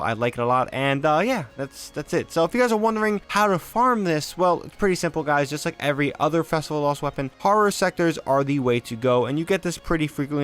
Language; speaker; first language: English; native; English